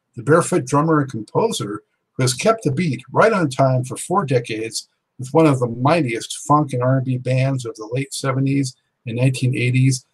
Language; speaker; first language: English; native; English